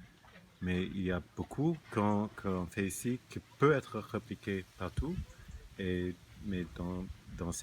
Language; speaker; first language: French; non-native, fluent; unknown